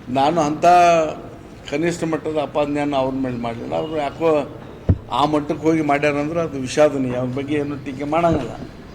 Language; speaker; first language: Kannada; native; Kannada